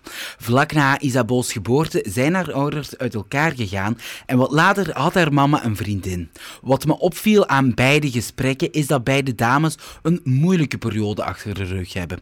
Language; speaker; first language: Dutch; native; Dutch